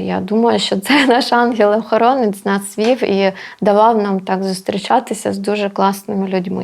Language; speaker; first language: Ukrainian; non-native, local second language; Russian